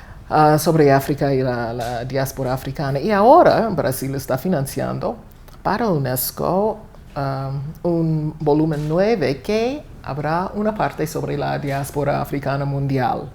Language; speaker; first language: Spanish; non-native, fluent; English